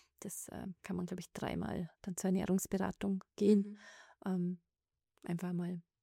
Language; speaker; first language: German; native; German